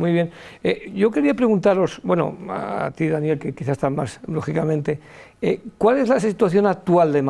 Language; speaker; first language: Spanish; native; Spanish